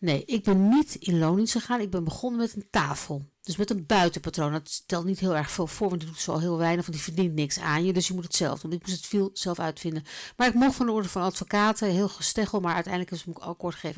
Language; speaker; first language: Dutch; native; Dutch